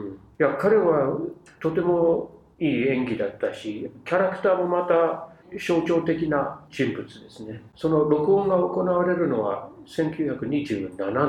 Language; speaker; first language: Japanese; non-native, fluent; English